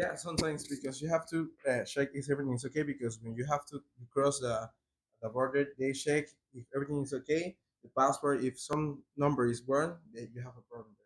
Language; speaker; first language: English; non-native, fluent; Spanish